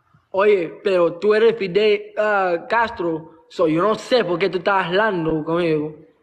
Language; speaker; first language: Spanish; early bilingual, heritage; Spanish